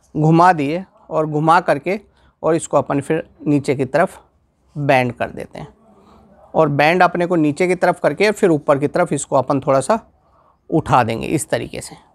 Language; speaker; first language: Hindi; non-native, local second language; Gujarati